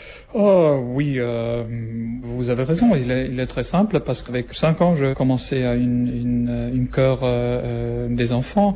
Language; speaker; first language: French; non-native, learner; German